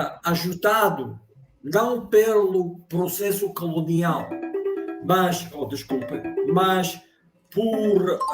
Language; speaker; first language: Portuguese; non-native, fluent; Russian